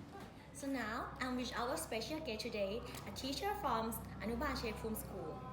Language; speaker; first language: English; non-native, learner; Thai